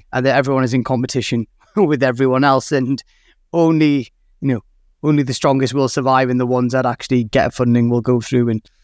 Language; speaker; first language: English; native; English